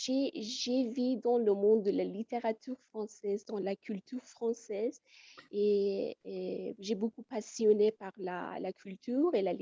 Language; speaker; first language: French; non-native, fluent; Persian